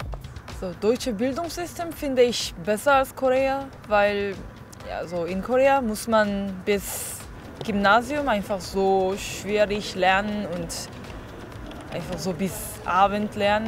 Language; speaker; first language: German; non-native, fluent; Korean